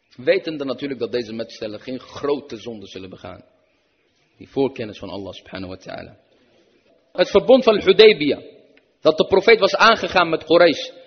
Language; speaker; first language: Dutch; early bilingual, other home language; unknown